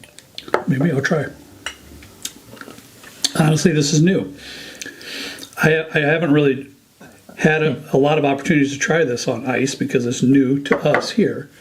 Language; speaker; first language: English; native; English